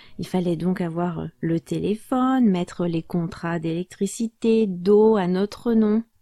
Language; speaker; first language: French; native; French